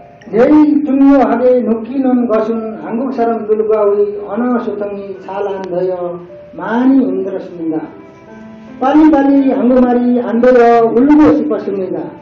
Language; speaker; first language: Korean; non-native, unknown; Nepali